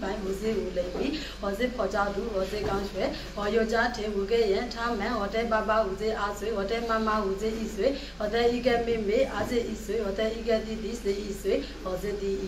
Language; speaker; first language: Chinese; non-native, learner; Burmese